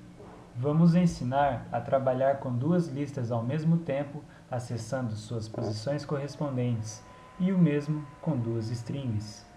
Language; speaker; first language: Portuguese; native; Portuguese